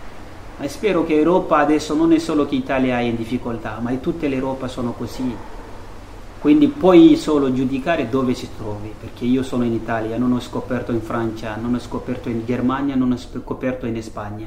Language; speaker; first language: Italian; non-native, fluent; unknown